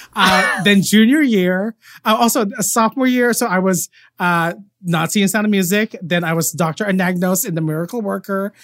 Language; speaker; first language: English; non-native, local second language; Filipino